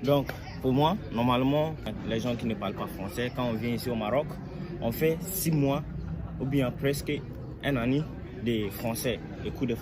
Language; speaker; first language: French; non-native, learner; English